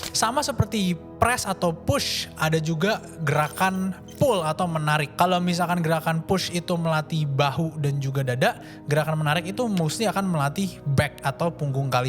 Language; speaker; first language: Indonesian; native; Indonesian